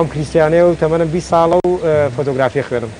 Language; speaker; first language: Danish; non-native, fluent; Central Kurdish